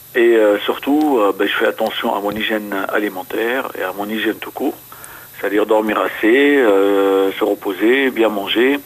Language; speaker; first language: French; non-native, local second language; Arabic